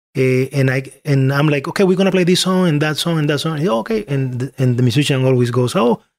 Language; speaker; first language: English; non-native, fluent; Spanish